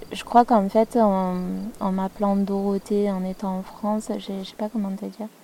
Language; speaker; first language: French; early bilingual, other home language; Malagasy